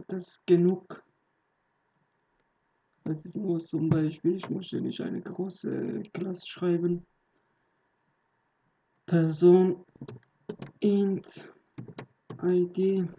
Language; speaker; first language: German; non-native, learner; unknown